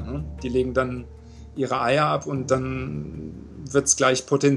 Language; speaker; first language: German; native; German